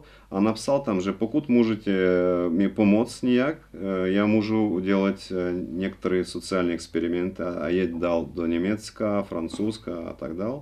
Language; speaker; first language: Czech; non-native, learner; Russian